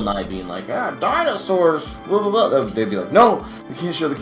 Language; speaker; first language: English; native; English